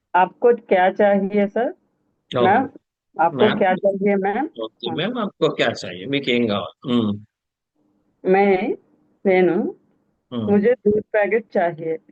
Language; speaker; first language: Hindi; non-native, learner; Telugu